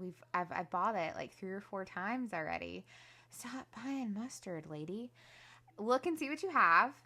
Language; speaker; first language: English; native; English